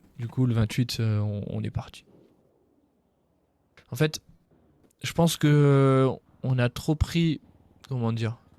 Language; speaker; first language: French; native; French